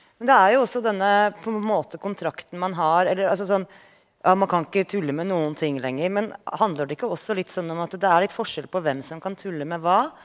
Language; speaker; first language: Norwegian; native; Norwegian